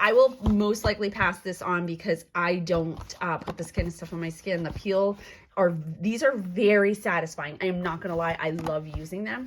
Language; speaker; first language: English; native; English